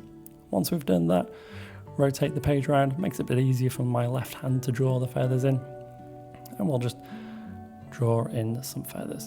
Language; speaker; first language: English; native; English